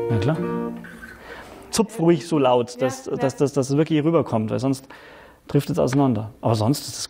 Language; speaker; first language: German; native; German